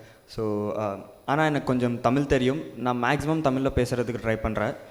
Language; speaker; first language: Tamil; non-native, learner; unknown